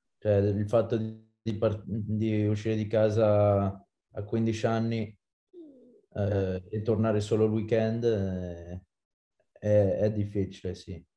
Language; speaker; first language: Italian; non-native, fluent; French